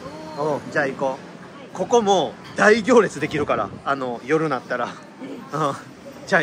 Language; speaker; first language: Japanese; native; Japanese